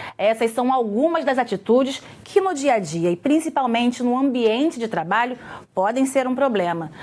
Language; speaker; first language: Portuguese; native; Portuguese